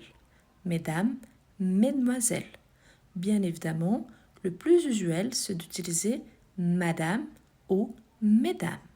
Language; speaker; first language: French; non-native, fluent; Portuguese